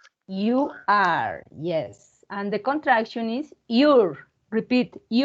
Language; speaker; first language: English; non-native, learner; Spanish